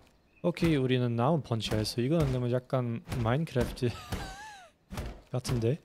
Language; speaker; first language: Korean; non-native, fluent; German